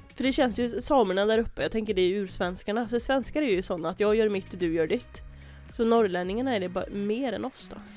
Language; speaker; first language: Swedish; native; Swedish